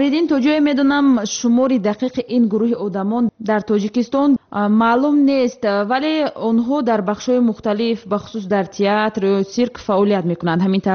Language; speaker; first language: Tajik; native; Tajik